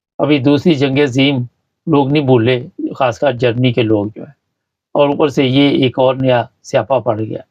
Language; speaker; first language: Urdu; native; Urdu